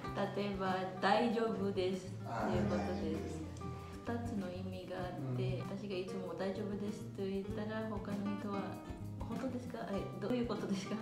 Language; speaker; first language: Japanese; non-native, learner; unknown